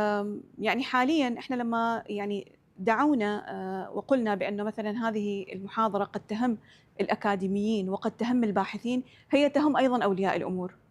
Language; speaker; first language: Arabic; native; Arabic